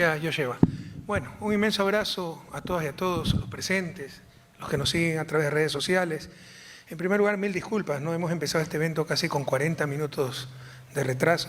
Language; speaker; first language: Spanish; native; Spanish